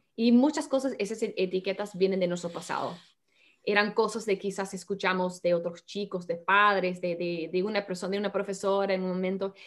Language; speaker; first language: Spanish; non-native, fluent; English